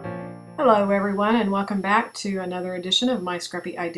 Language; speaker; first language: English; native; English